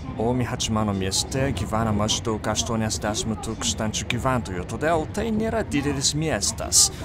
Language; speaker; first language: Lithuanian; non-native, fluent; Japanese